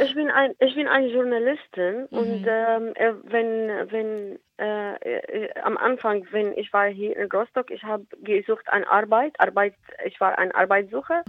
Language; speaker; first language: German; non-native, learner; Arabic